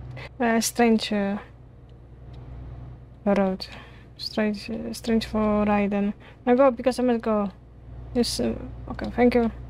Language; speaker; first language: English; non-native, learner; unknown